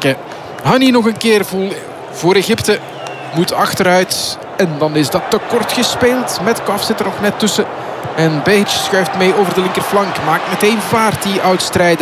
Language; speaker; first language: Dutch; native; Dutch